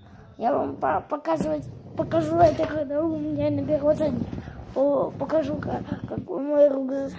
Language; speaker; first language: Russian; early bilingual, heritage; Russian